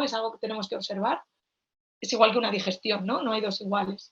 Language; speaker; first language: Spanish; native; Spanish